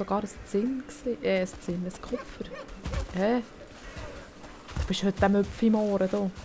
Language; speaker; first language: German; native; German